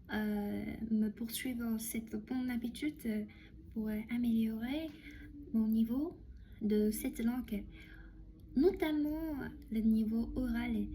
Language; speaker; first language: French; non-native, learner; Chinese